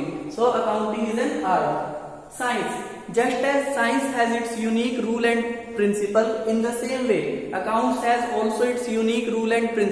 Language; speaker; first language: English; non-native, local second language; Hindi